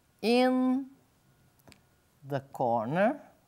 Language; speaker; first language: English; non-native, fluent; Portuguese